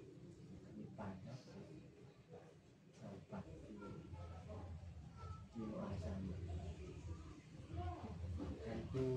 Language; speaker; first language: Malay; non-native, local second language; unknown